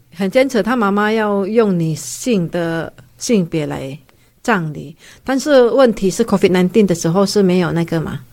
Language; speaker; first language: Chinese; non-native, fluent; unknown